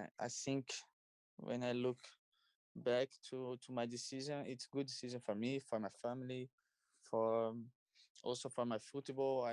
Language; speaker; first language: English; non-native, learner; Portuguese